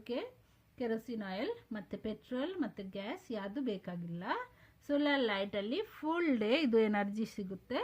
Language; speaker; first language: Kannada; non-native, local second language; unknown